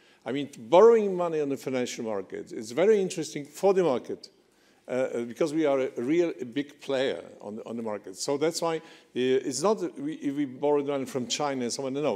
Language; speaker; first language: English; non-native, fluent; Polish